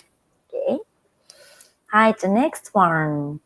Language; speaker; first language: English; non-native, fluent; Japanese